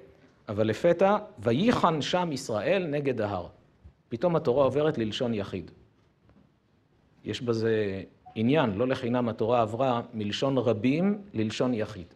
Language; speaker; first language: Hebrew; native; Hebrew